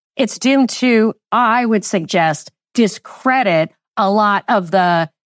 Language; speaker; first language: English; native; English